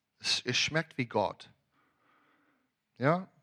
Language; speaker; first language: German; non-native, learner; English